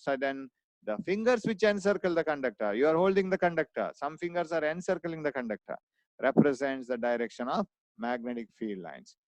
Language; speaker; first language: English; non-native, local second language; Kannada